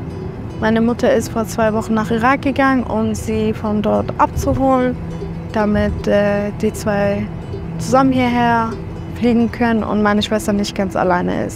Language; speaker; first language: German; early bilingual, other home language; Kurdish